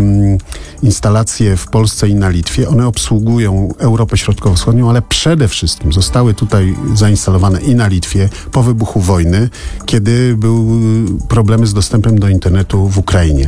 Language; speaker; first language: Polish; native; Polish